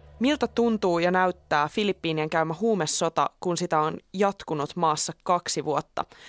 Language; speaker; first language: Finnish; native; Finnish